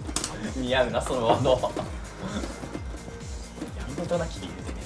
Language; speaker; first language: Japanese; native; Japanese